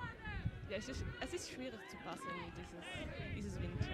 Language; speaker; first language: German; non-native, learner; Dutch